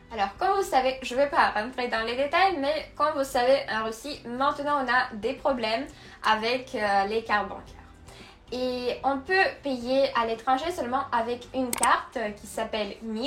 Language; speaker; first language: French; non-native, fluent; Russian